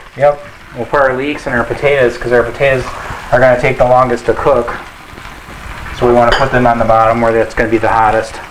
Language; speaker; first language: English; native; English